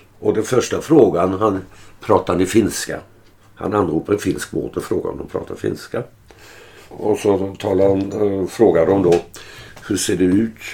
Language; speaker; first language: Swedish; early bilingual, other home language; German